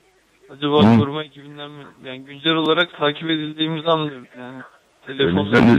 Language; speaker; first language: Turkish; native; Turkish